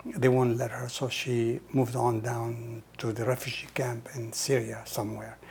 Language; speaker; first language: English; non-native, fluent; Hebrew